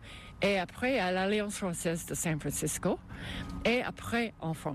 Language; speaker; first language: French; non-native, fluent; English